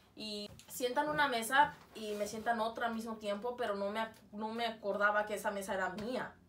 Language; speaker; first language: Spanish; early bilingual, heritage; Spanish